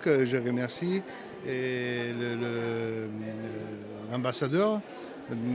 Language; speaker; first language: French; non-native, fluent; Italian